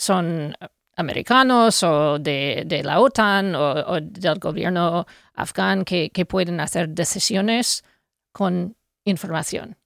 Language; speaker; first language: Spanish; non-native, fluent; English